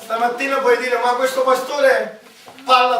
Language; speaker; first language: Italian; native; Italian